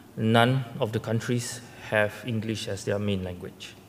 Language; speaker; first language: English; non-native, local second language; Malay